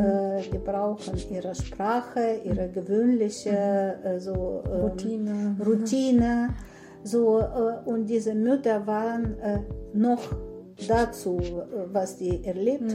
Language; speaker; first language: German; non-native, fluent; Russian